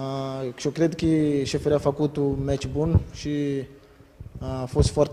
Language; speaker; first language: Romanian; non-native, learner; Portuguese